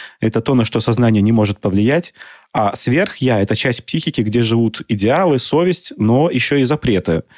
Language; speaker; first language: Russian; native; Russian